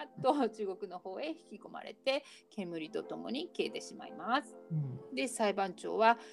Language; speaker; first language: Japanese; native; Japanese